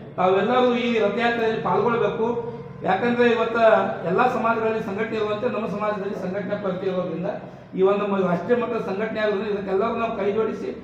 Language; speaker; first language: Kannada; non-native, local second language; Lambadi